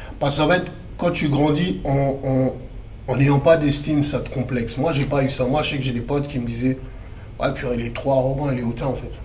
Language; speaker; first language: French; early bilingual, other home language; Lingala